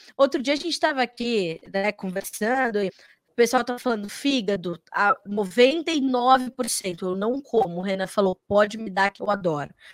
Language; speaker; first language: Portuguese; native; Portuguese